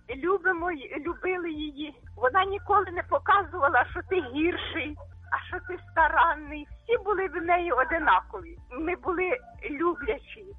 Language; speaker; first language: Ukrainian; native; Ukrainian